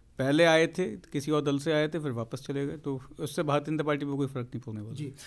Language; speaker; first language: Hindi; native; Hindi